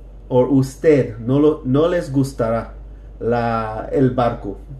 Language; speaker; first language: Spanish; non-native, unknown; English